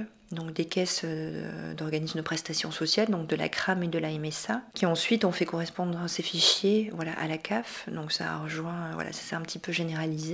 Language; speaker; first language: French; native; French